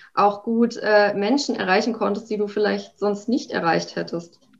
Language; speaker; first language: German; native; German